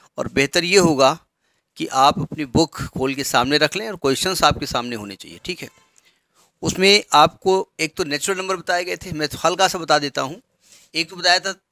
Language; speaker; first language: Hindi; native; Hindi